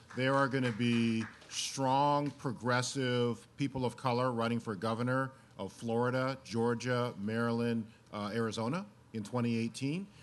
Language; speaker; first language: English; native; English